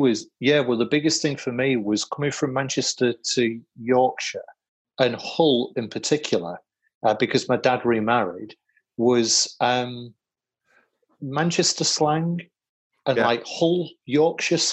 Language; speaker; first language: English; native; English